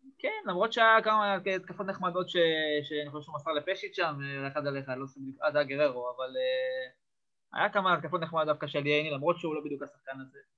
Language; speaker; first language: Hebrew; native; Hebrew